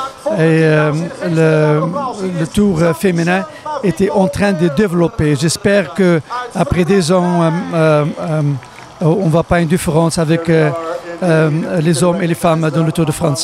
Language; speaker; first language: French; non-native, fluent; Riffian